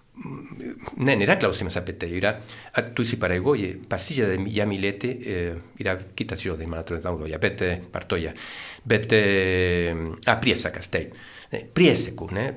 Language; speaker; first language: Lithuanian; non-native, fluent; Spanish